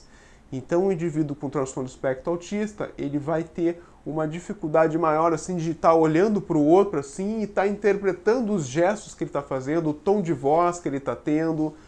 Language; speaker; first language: Portuguese; native; Portuguese